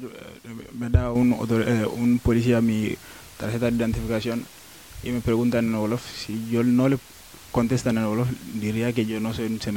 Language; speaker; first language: Spanish; non-native, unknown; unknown